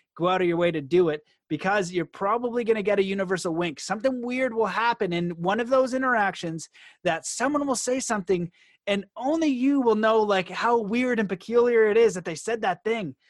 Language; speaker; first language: English; native; English